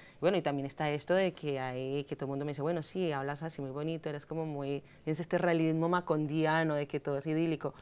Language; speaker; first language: Spanish; native; Spanish